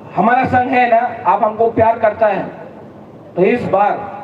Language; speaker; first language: Hindi; non-native, local second language; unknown